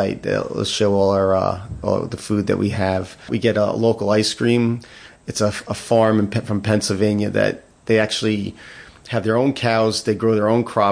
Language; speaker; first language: English; native; English